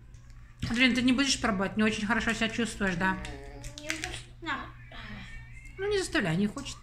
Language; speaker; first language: Russian; native; Russian